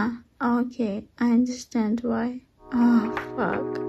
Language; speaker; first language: English; non-native, learner; Russian